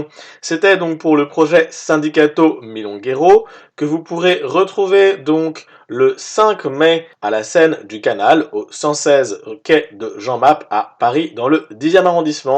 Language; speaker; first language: French; native; French